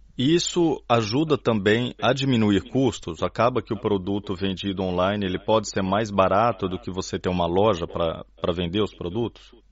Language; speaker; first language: Portuguese; native; Portuguese